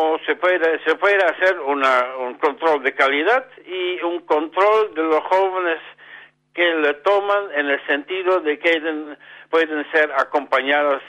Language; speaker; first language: Spanish; non-native, fluent; Dutch